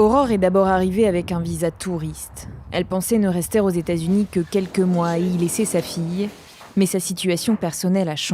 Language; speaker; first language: French; native; French